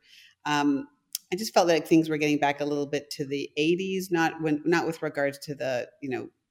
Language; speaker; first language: English; non-native, fluent; German